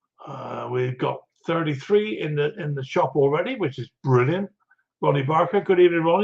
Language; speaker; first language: English; native; English